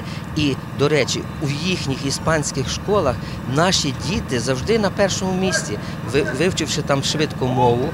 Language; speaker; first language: Ukrainian; native; Ukrainian